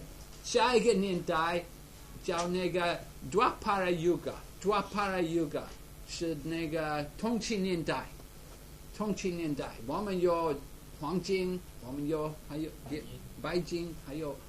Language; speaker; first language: Chinese; non-native, fluent; English